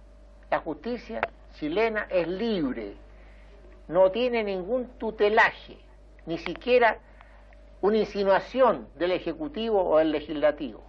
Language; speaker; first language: Spanish; native; Spanish